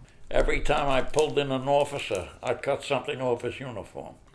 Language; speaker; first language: English; native; English